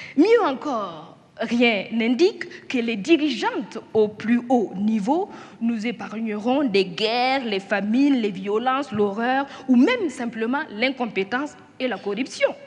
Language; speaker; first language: French; non-native, local second language; Mossi